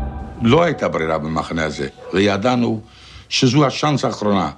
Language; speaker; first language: Hebrew; non-native, fluent; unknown